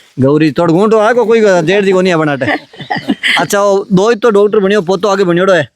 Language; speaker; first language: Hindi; native; Hindi